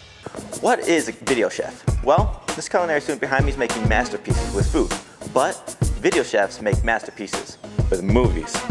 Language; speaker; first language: English; native; English